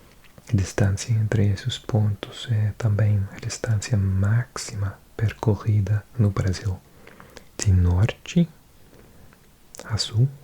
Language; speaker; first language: Portuguese; non-native, learner; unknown